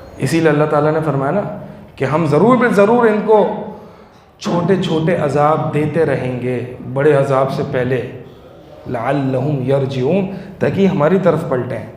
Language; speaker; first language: Urdu; native; Urdu